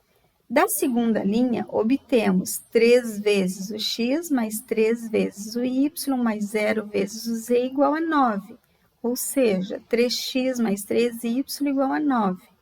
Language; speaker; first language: Portuguese; native; Portuguese